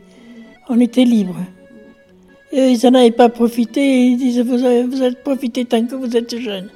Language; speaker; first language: French; native; French